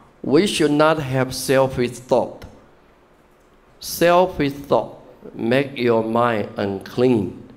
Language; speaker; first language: English; non-native, fluent; Chinese